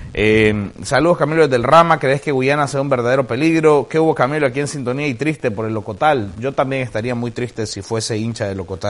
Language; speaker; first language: Spanish; native; Spanish